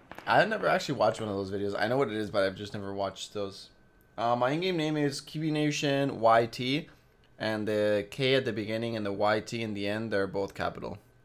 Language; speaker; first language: English; early bilingual, other home language; Spanish